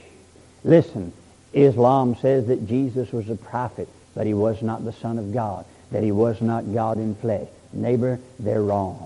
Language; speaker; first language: English; native; English